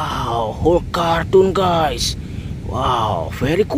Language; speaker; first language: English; non-native, learner; Indonesian